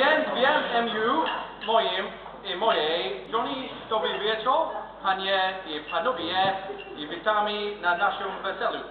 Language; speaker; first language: Polish; non-native, learner; English